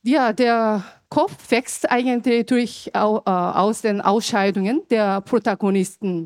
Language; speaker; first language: German; non-native, fluent; Korean